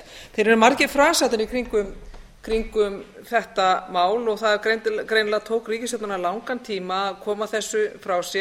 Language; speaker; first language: Icelandic; native; Icelandic